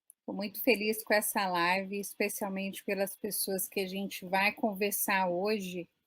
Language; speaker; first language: Portuguese; native; Portuguese